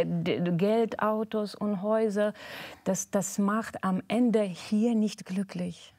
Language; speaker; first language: German; non-native, fluent; Russian